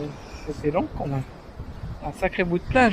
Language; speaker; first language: French; native; French